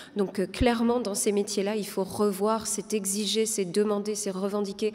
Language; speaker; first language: French; non-native, local second language; Arabic